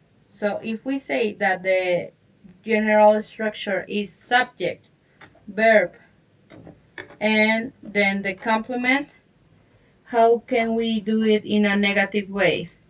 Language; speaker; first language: English; non-native, fluent; Spanish